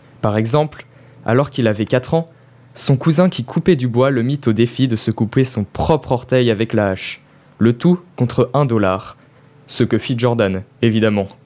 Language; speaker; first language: French; native; French